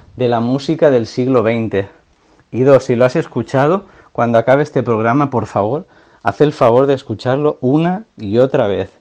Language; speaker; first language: Spanish; native; Spanish